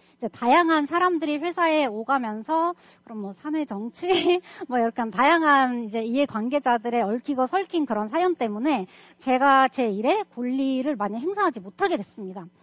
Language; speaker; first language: Korean; non-native, fluent; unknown